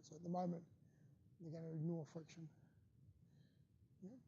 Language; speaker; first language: English; native; English